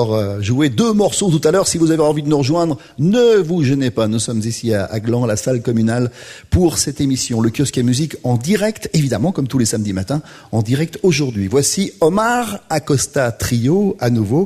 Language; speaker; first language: French; native; French